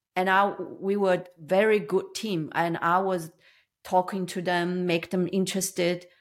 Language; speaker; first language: English; non-native, learner; Chinese